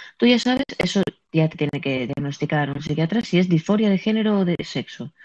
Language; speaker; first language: Spanish; native; Spanish